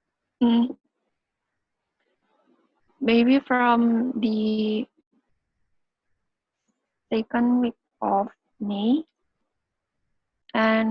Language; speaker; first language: English; non-native, learner; Indonesian